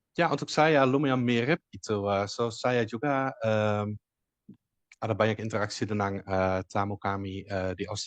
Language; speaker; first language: Indonesian; non-native, fluent; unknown